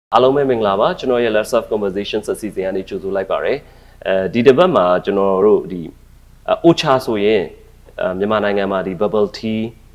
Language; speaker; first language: Burmese; native; Burmese